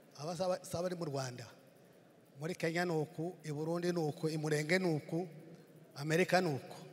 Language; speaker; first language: Kinyarwanda; native; Kinyarwanda